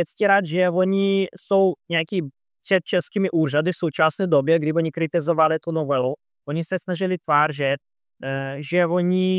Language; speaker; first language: Czech; non-native, fluent; Russian